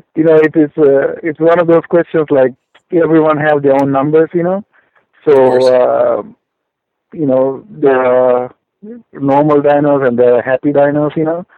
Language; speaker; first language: English; non-native, local second language; Sinhala